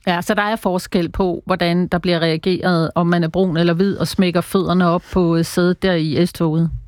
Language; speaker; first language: Danish; native; Danish